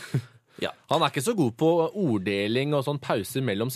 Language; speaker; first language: Norwegian; native; Norwegian